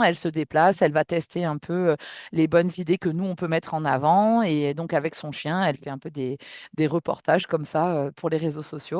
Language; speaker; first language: French; native; French